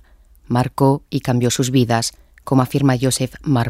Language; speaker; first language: Spanish; native; Spanish